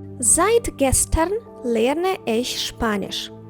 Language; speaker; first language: German; non-native, fluent; Ukrainian